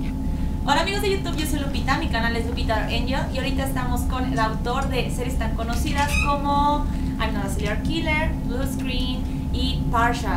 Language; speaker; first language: Spanish; native; Spanish